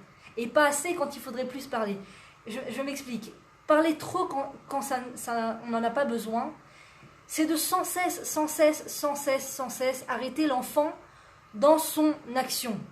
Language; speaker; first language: French; native; French